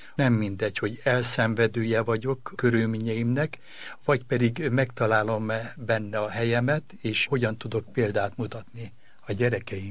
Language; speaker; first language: Hungarian; native; Hungarian